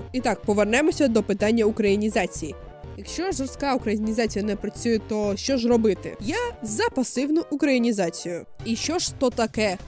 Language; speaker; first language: Ukrainian; non-native, local second language; Russian